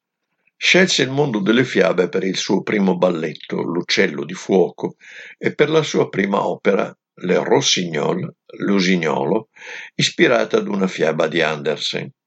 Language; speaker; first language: Italian; native; Italian